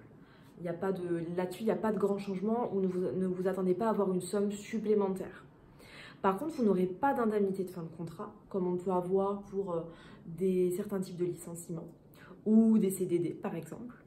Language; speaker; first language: French; native; French